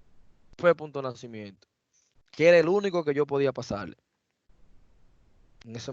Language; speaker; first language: Spanish; native; Spanish